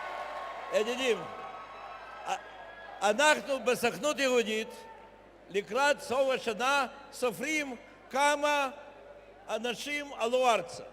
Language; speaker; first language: Hebrew; non-native, fluent; Russian